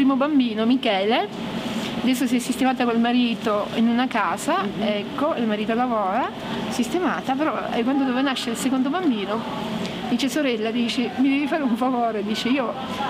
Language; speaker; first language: Italian; native; Italian